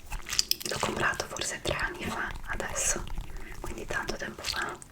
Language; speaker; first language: Italian; non-native, fluent; English